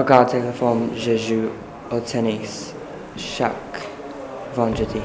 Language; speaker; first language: French; non-native, learner; English